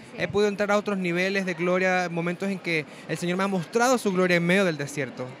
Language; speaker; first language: Spanish; native; Spanish